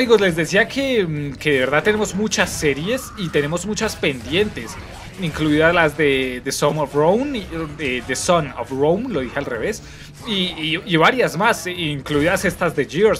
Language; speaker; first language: Spanish; native; Spanish